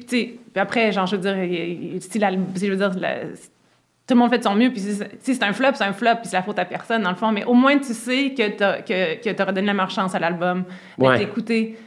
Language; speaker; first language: French; native; French